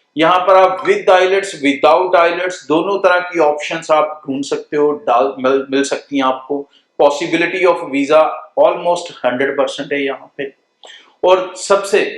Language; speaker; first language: Hindi; non-native, local second language; Punjabi